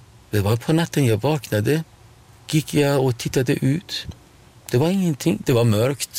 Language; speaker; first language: Swedish; non-native, fluent; Persian